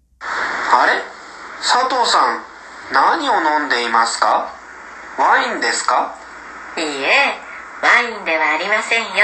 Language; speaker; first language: Japanese; non-native, fluent; Indonesian